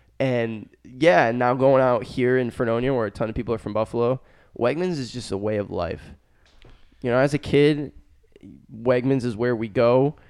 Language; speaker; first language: English; native; English